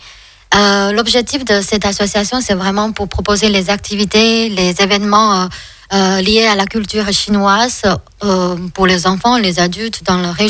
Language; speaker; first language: French; non-native, fluent; Chinese